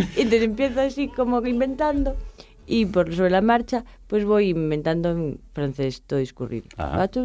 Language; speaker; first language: Spanish; native; Spanish